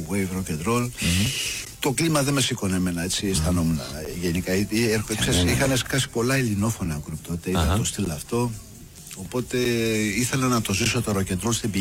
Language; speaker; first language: Greek; non-native, local second language; English